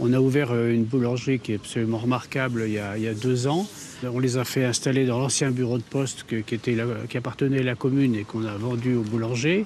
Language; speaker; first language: French; native; French